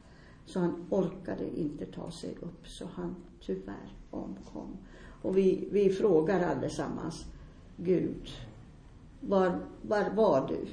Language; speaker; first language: Swedish; non-native, fluent; Finnish